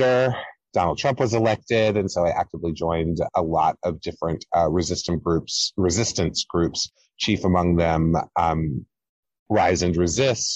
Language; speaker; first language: English; native; English